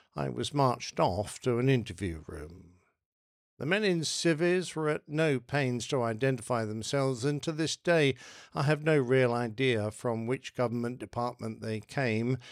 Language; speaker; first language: English; native; English